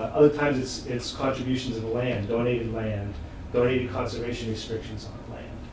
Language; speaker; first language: English; native; English